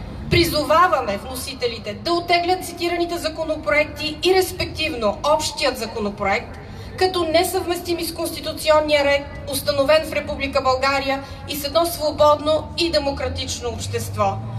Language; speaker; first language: Bulgarian; native; Bulgarian